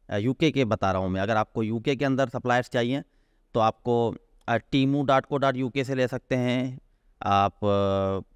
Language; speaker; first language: Urdu; non-native, local second language; Sindhi